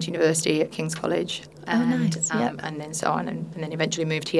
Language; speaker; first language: English; non-native, fluent; Spanish